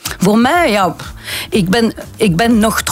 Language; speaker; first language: Dutch; non-native, local second language; French